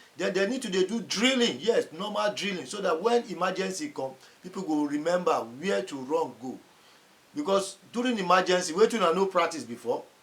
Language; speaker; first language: Nigerian Pidgin; native; Nigerian Pidgin